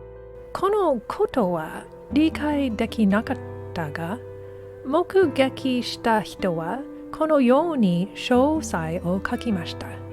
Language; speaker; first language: Japanese; non-native, learner; English